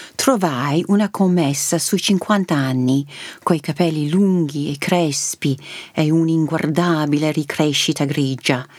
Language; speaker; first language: Italian; early bilingual, heritage; Italian